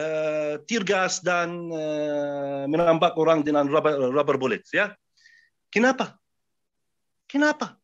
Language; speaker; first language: Indonesian; non-native, fluent; Arabic